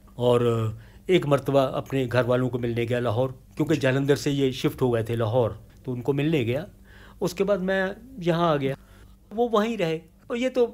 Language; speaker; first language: Hindi; non-native, local second language; Punjabi